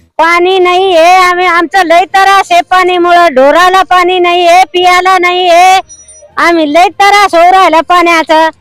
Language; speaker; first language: Marathi; non-native, local second language; Lambadi